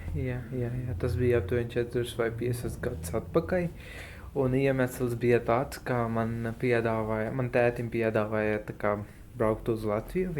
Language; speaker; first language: Latvian; non-native, fluent; Hindi